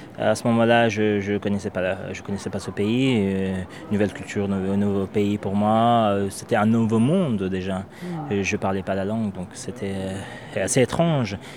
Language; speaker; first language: French; non-native, fluent; Persian